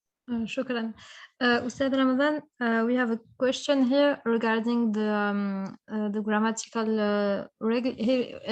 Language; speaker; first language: English; non-native, fluent; Spanish